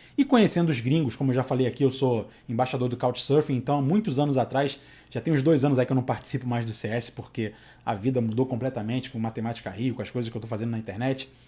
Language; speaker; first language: Portuguese; native; Portuguese